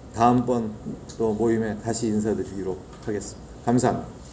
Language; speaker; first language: Korean; native; Korean